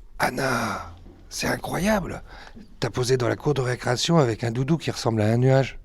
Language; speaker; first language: French; native; French